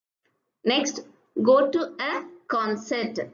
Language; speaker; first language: English; non-native, local second language; Tamil